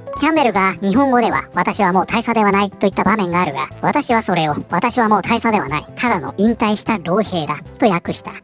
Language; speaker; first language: Japanese; native; Japanese